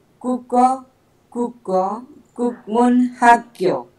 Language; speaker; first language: Korean; non-native, learner; Indonesian